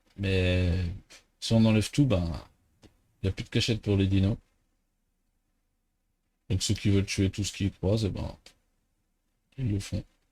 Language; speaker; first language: French; native; French